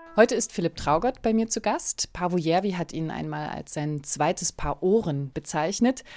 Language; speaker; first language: German; native; German